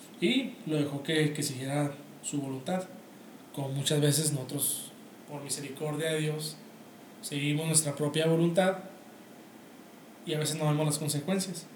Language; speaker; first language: Spanish; native; Spanish